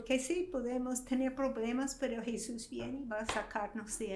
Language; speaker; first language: Spanish; non-native, fluent; English